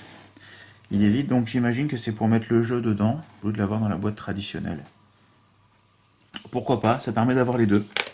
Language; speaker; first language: French; native; French